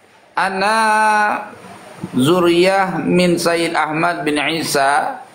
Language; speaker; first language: Arabic; non-native, learner; Indonesian